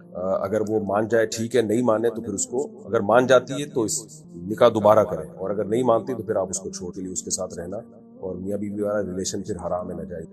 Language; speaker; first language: Urdu; native; Urdu